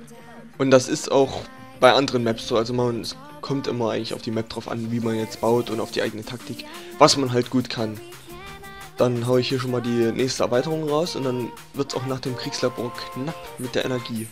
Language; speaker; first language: German; native; German